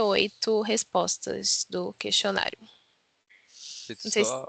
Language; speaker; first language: Portuguese; native; Portuguese